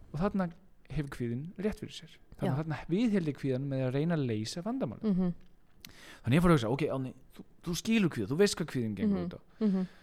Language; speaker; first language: Icelandic; native; Icelandic